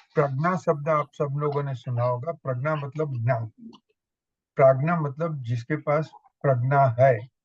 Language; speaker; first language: Hindi; non-native, local second language; Gujarati